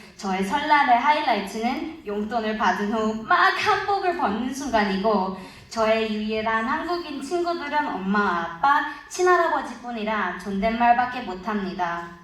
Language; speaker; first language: Korean; early bilingual, heritage; Korean